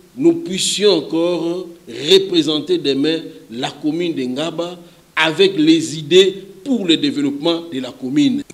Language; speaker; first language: French; non-native, local second language; Lingala